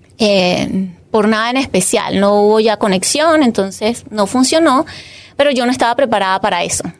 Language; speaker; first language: Spanish; native; Spanish